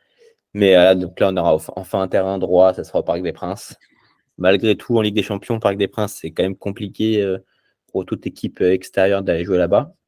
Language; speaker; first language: French; native; French